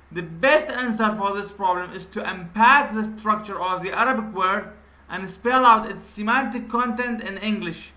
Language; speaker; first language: English; non-native, fluent; Arabic